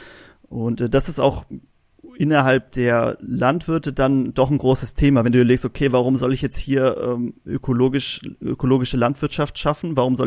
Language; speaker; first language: German; native; German